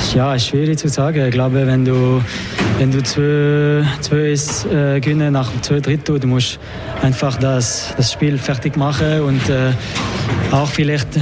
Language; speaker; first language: German; non-native, local second language; French